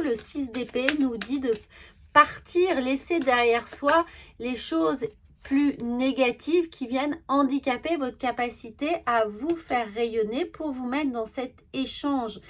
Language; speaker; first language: French; native; French